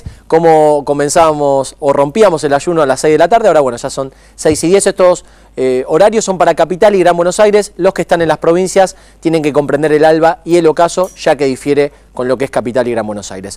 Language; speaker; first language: Spanish; native; Spanish